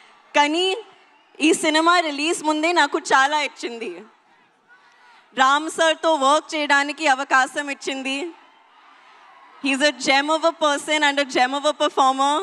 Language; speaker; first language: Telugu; non-native, learner; Hindi